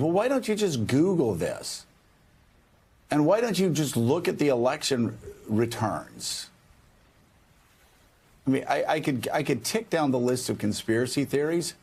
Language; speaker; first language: English; native; English